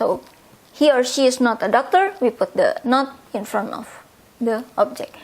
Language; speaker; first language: English; non-native, fluent; Indonesian